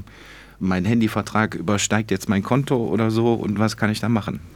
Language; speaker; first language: German; native; German